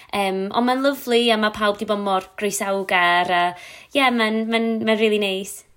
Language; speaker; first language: Welsh; non-native, local second language; English